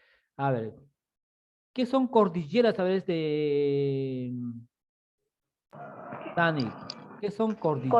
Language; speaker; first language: Spanish; native; Spanish